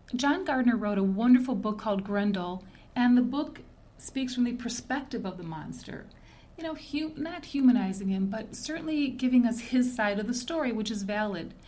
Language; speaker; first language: English; native; English